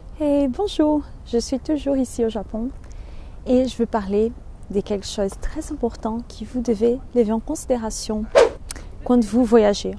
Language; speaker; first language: French; non-native, fluent; Portuguese